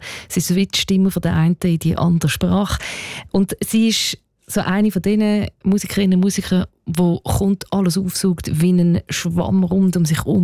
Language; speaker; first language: German; native; German